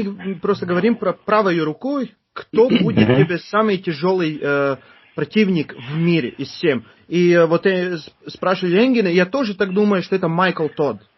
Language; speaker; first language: Russian; non-native, fluent; Turkish